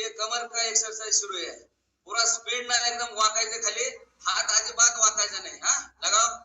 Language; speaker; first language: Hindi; non-native, local second language; Marathi